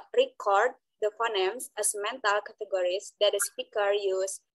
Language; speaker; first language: English; non-native, learner; Indonesian